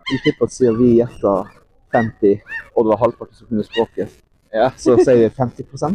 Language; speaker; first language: Norwegian; native; Norwegian